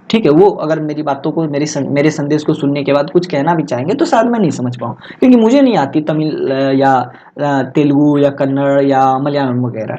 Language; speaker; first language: Hindi; native; Hindi